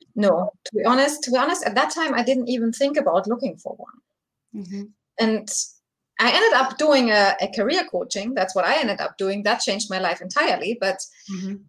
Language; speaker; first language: English; non-native, fluent; German